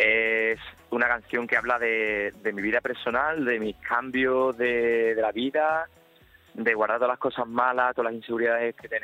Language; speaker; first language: Spanish; native; Spanish